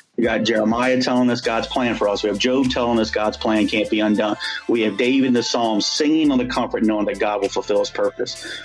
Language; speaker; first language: English; native; English